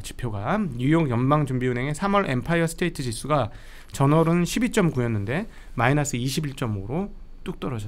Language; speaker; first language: Korean; native; Korean